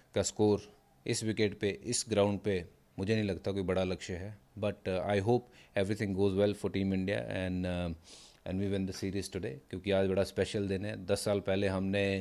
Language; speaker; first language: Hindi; non-native, local second language; Punjabi